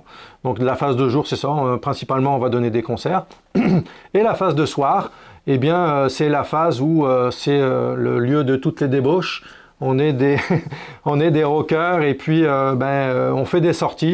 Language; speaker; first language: French; native; French